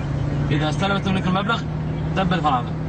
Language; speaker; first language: Arabic; native; Arabic